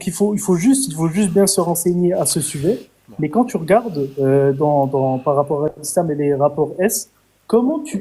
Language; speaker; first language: French; native; French